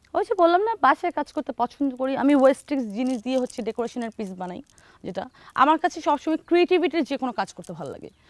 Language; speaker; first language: Bangla; native; Bangla